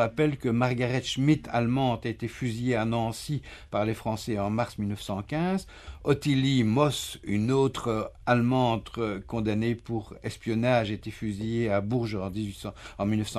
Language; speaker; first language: French; native; French